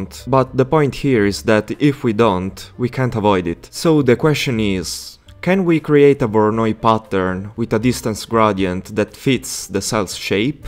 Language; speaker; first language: English; non-native, fluent; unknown